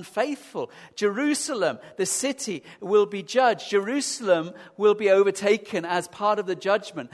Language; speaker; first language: English; native; English